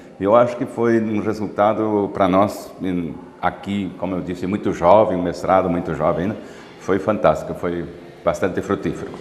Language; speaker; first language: Portuguese; native; Portuguese